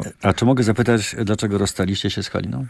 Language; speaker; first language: Polish; native; Polish